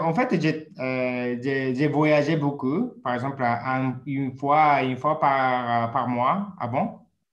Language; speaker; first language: French; non-native, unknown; Japanese